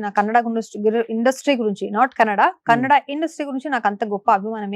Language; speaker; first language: Telugu; non-native, local second language; Kannada